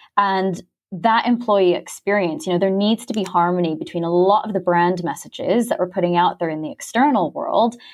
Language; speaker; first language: English; native; English